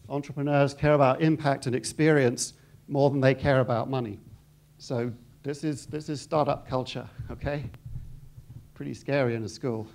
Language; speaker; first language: English; native; English